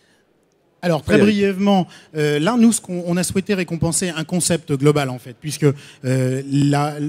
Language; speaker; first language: French; native; French